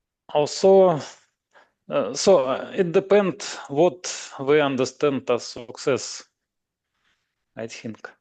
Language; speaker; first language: English; non-native, learner; Russian